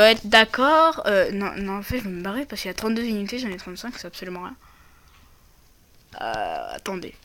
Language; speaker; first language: French; native; French